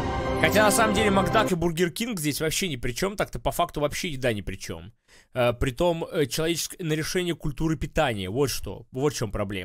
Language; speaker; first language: Russian; native; Russian